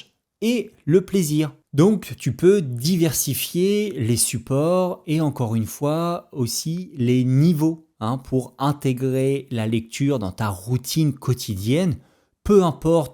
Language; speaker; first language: French; native; French